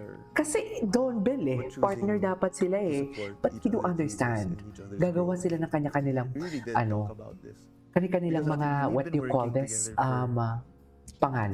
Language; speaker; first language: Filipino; native; Filipino